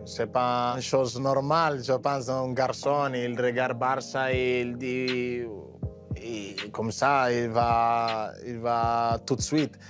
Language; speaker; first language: French; non-native, fluent; Spanish